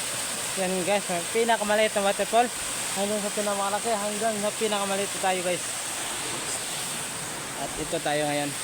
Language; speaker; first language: Filipino; non-native, local second language; Cebuano